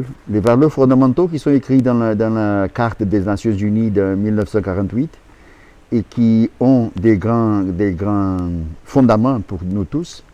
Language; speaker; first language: French; non-native, fluent; Portuguese